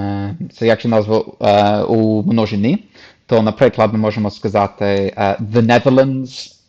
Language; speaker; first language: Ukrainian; non-native, fluent; English